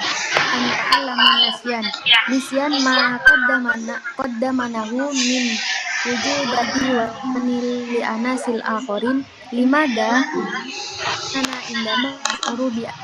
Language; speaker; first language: Arabic; non-native, learner; Indonesian